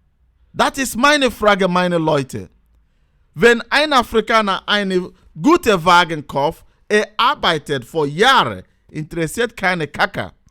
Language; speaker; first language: German; non-native, learner; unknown